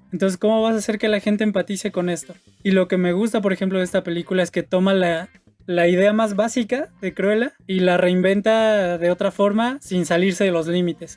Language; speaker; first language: Spanish; native; Spanish